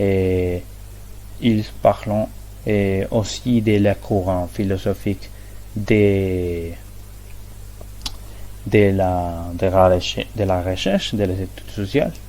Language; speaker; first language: French; non-native, learner; Spanish